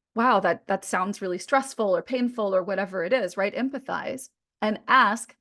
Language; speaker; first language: English; native; English